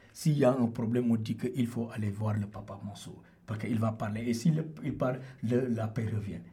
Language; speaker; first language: French; non-native, local second language; Wolof